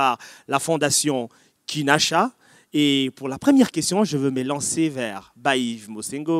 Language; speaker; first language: French; non-native, local second language; Lingala